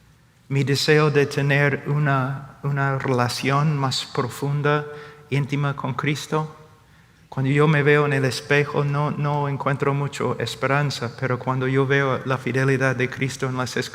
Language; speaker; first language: Spanish; non-native, fluent; English